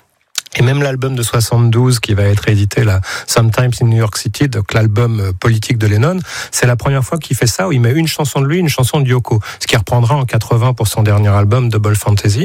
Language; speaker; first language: French; native; French